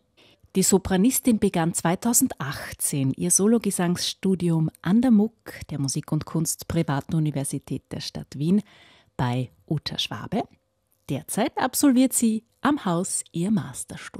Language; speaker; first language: German; native; German